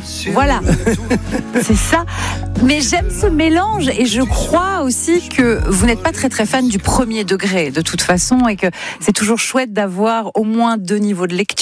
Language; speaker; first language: French; native; French